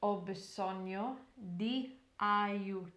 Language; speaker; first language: Italian; non-native, learner; English